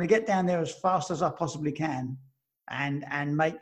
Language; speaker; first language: English; native; English